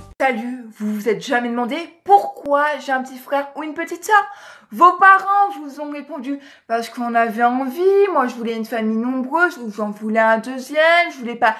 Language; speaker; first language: French; native; French